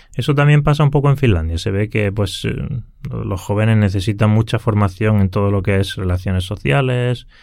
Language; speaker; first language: Spanish; native; Spanish